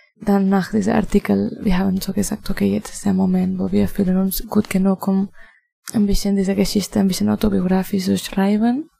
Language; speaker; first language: German; non-native, fluent; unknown